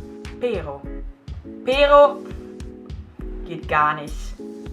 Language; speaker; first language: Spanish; non-native, fluent; German